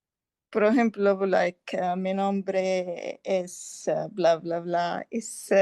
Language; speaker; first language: Spanish; non-native, learner; English